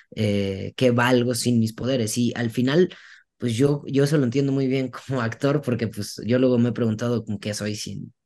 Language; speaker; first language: Spanish; native; Spanish